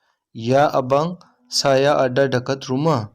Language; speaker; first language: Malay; non-native, learner; Urdu